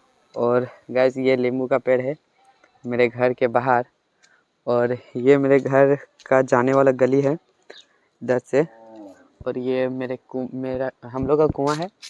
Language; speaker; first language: Hindi; non-native, local second language; Magahi